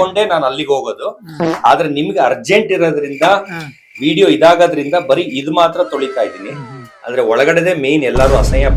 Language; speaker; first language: Kannada; native; Kannada